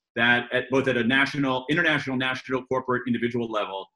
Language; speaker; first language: English; native; English